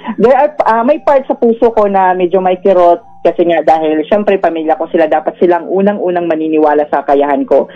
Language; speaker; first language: Filipino; non-native, local second language; Masbatenyo